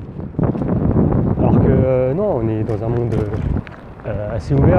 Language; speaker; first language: French; native; French